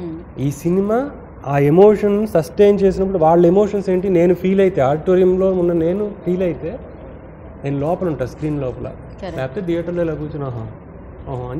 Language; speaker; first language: Telugu; native; Telugu